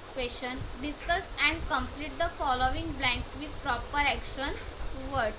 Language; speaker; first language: English; non-native, local second language; Marathi